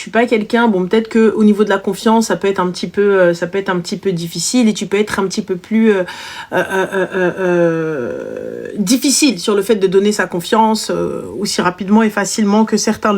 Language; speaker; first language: French; early bilingual, other home language; Arabic